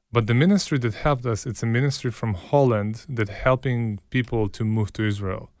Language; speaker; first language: English; early bilingual, other home language; Hebrew